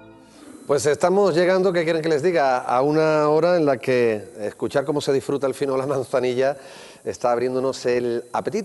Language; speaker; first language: Spanish; native; Spanish